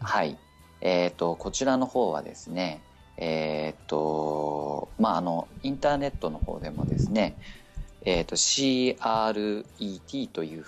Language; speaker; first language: Japanese; native; Japanese